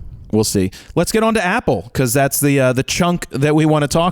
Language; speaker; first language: English; native; English